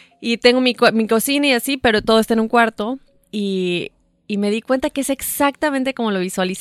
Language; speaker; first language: Spanish; native; Spanish